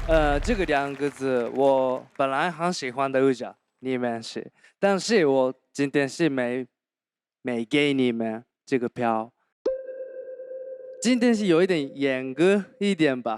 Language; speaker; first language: Chinese; non-native, learner; Japanese